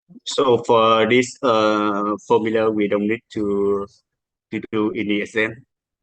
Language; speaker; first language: English; non-native, learner; Vietnamese